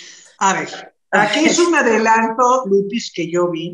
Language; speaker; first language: Spanish; native; Spanish